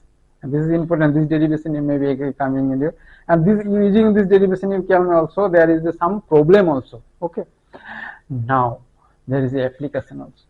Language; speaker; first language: English; non-native, local second language; Hindi